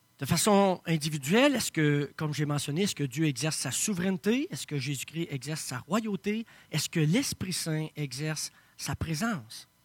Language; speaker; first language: French; native; French